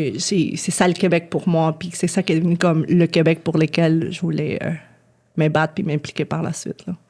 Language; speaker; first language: French; non-native, fluent; Spanish